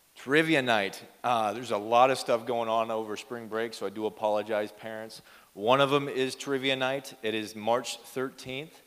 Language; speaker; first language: English; native; English